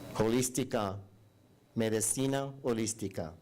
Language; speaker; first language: Spanish; non-native, learner; English